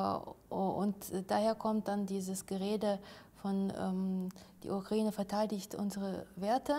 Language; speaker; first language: German; non-native, fluent; Russian